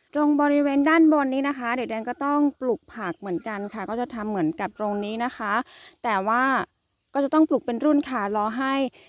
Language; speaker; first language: Thai; non-native, local second language; S'gaw Karen